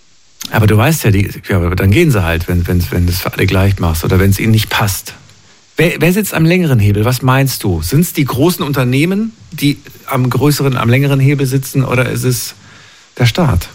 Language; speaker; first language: German; native; German